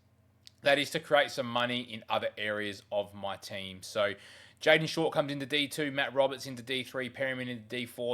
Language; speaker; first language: English; native; English